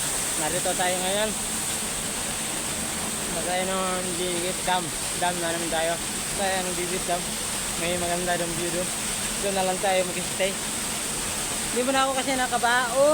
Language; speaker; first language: Filipino; non-native, local second language; Cebuano